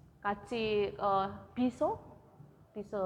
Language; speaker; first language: Korean; non-native, learner; Indonesian